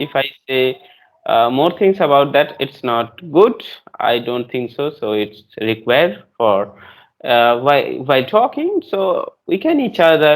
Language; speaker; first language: English; non-native, learner; Bangla